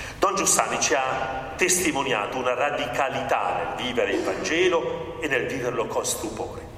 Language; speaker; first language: Italian; native; Italian